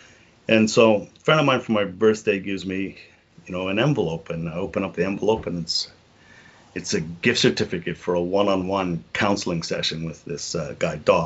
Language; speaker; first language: English; native; English